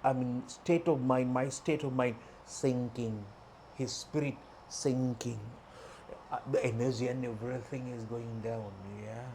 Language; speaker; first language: English; non-native, local second language; Sinhala